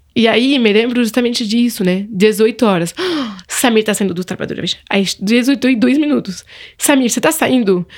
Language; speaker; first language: Portuguese; non-native, fluent; French